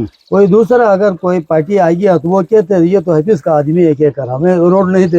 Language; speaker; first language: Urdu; non-native, local second language; Shina